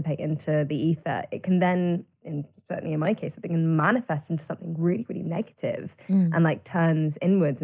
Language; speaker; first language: English; native; English